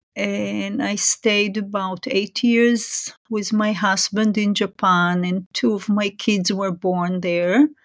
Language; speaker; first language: English; non-native, fluent; Hebrew